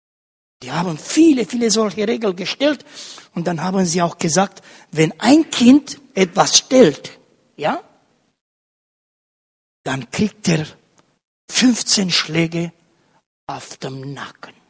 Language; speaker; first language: German; non-native, fluent; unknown